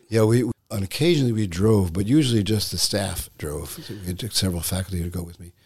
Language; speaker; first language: English; native; English